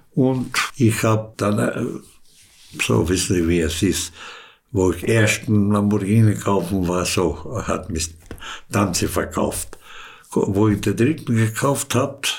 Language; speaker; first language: German; early bilingual, other home language; Slovenian